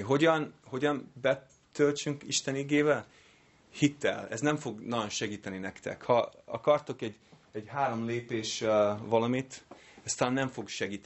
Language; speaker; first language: Hungarian; non-native, fluent; English